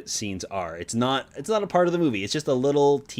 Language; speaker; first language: English; native; English